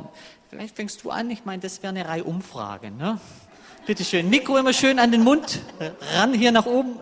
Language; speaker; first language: German; native; German